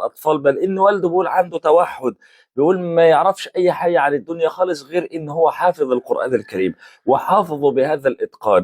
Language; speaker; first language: Arabic; native; Arabic